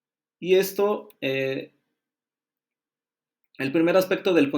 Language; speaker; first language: Spanish; native; Spanish